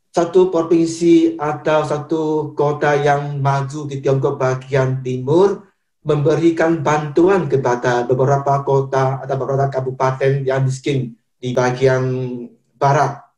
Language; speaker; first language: Indonesian; non-native, fluent; Chinese